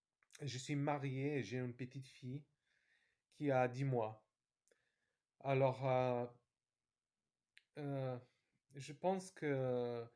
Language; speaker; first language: French; non-native, fluent; Serbian